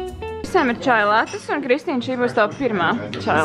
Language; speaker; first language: Latvian; native; Latvian